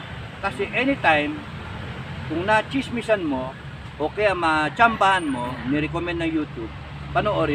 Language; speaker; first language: Filipino; native; Filipino